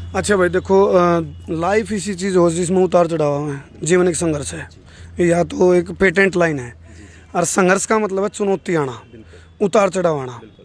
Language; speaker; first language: Hindi; native; Hindi